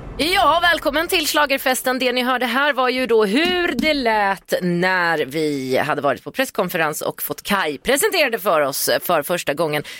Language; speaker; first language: Swedish; native; Swedish